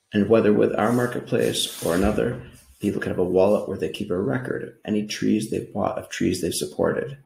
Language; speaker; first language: English; native; English